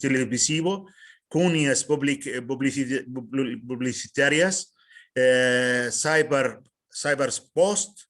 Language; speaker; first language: Spanish; non-native, fluent; Arabic